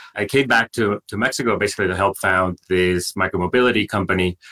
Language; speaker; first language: English; non-native, fluent; Spanish